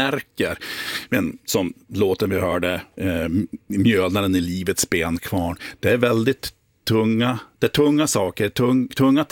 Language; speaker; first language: Swedish; native; Swedish